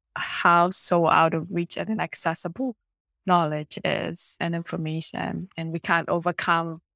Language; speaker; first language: English; non-native, local second language; Ganda